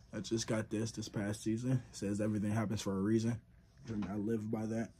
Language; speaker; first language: English; native; English